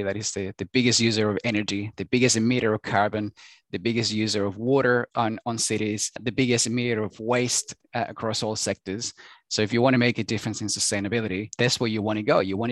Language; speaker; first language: English; non-native, fluent; Spanish